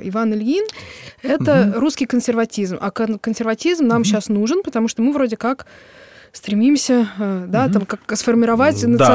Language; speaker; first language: Russian; native; Russian